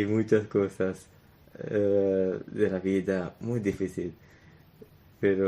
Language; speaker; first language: Spanish; non-native, learner; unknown